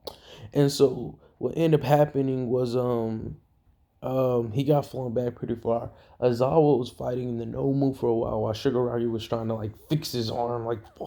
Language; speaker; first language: English; native; English